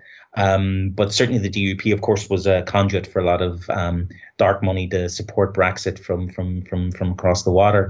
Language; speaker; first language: English; native; English